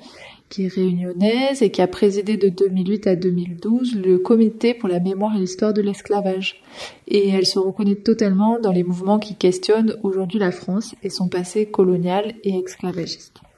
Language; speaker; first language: French; native; French